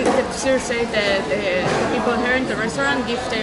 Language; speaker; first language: English; non-native, learner; Spanish